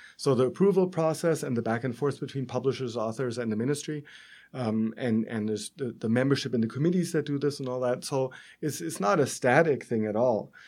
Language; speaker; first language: English; non-native, fluent; German